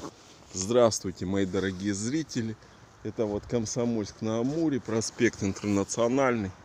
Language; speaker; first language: Russian; native; Russian